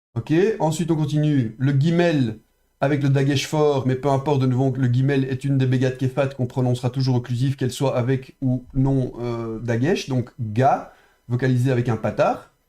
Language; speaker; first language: French; native; French